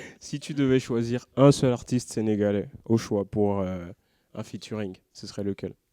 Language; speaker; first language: French; non-native, local second language; Wolof